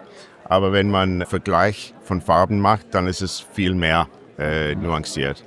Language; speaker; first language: German; non-native, learner; English